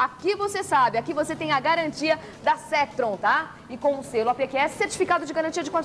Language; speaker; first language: Portuguese; native; Portuguese